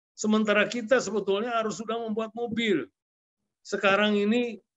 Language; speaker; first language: Indonesian; native; Indonesian